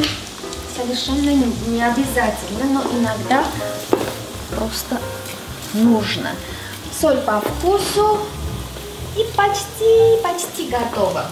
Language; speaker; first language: Russian; non-native, fluent; Armenian